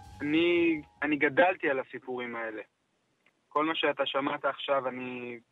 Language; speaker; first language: Hebrew; native; Hebrew